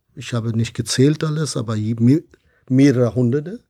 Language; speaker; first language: German; non-native, fluent; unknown